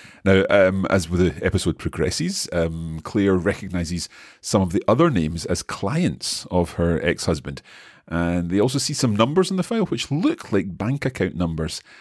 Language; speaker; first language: English; native; English